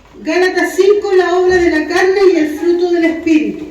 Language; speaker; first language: Spanish; native; Spanish